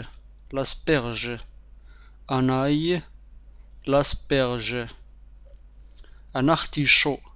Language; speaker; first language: French; non-native, fluent; Arabic